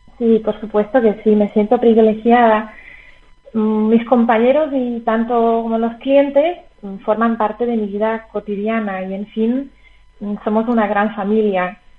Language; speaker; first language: Spanish; non-native, fluent; Slovak